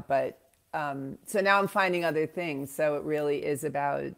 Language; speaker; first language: English; native; English